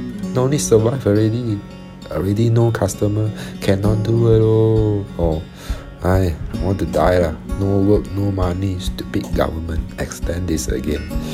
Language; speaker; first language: English; non-native, local second language; Chinese